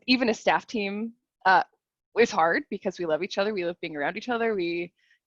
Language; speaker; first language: English; native; English